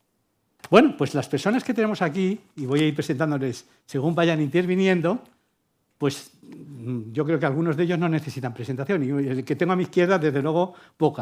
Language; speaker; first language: Spanish; native; Spanish